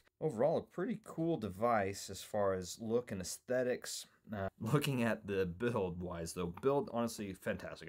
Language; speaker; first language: English; native; English